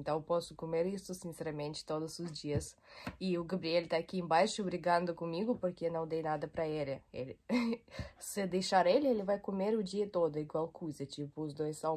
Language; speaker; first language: Portuguese; non-native, fluent; Russian